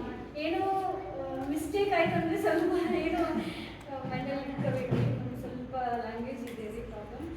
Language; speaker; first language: Kannada; non-native, learner; Telugu